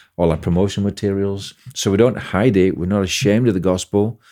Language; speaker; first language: English; native; English